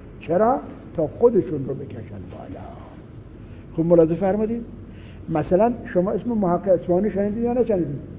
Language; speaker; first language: Persian; native; Persian